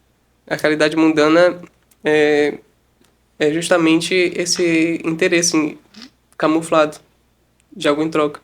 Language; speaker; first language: Portuguese; native; Portuguese